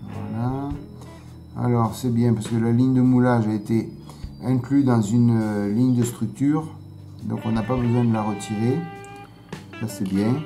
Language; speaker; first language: French; native; French